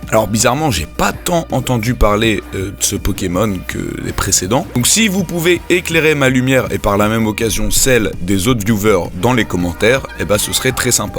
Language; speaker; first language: French; native; French